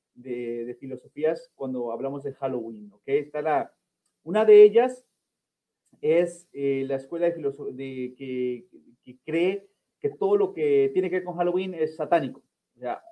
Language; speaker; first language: Spanish; early bilingual, heritage; Spanish